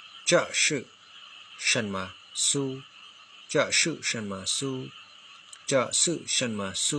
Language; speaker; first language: Chinese; non-native, fluent; Khmer